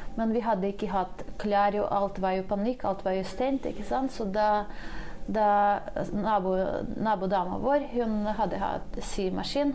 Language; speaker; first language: Norwegian; non-native, fluent; Ukrainian